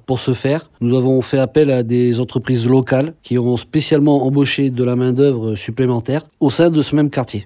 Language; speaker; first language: French; native; French